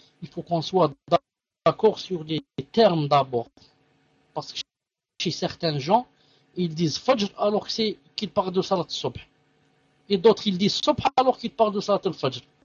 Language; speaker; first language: French; non-native, local second language; Arabic